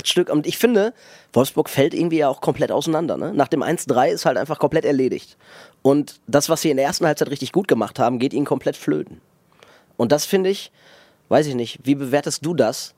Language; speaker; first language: German; native; German